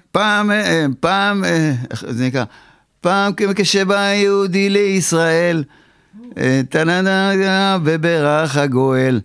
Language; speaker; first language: Hebrew; early bilingual, other home language; Polish